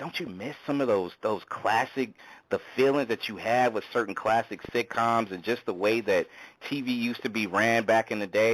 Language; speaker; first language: English; native; English